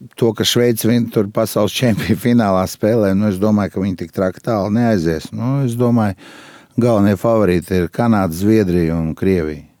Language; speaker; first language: Latvian; native; Latvian